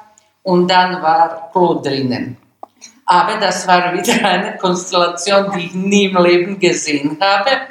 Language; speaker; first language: German; non-native, learner; Bosnian